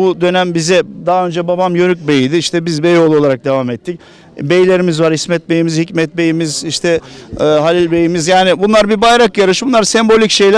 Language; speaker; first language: Turkish; native; Turkish